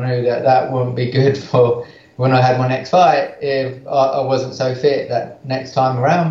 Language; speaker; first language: English; native; English